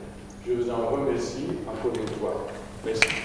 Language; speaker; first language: French; non-native, fluent; Romanian